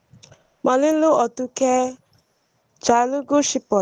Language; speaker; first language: Korean; non-native, learner; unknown